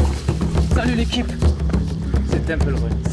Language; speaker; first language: French; native; French